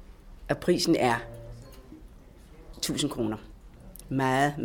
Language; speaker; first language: Danish; native; Danish